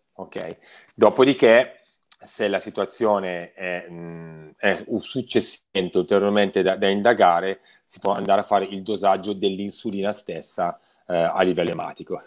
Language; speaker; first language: Italian; native; Italian